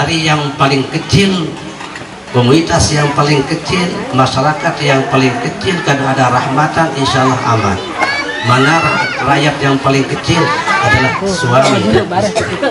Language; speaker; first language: Indonesian; non-native, local second language; Sasak